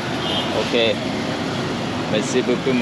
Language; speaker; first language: French; non-native, learner; Japanese